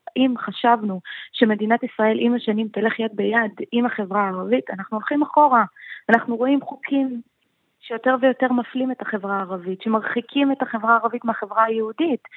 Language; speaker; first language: Hebrew; non-native, local second language; Arabic